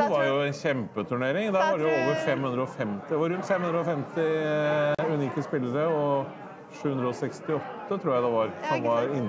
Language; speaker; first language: Norwegian; native; Norwegian